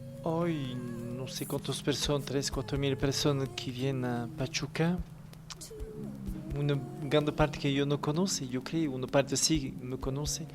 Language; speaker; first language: Spanish; non-native, learner; French